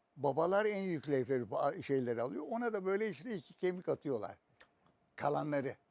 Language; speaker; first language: Turkish; native; Turkish